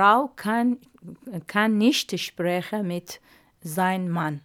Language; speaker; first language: German; non-native, learner; Arabic